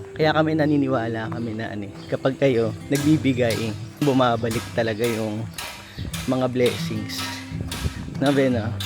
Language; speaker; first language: Filipino; native; Filipino